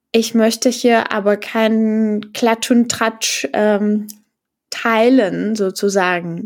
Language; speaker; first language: German; non-native, fluent; Czech